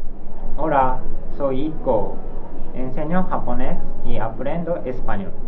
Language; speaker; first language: Spanish; non-native, learner; Japanese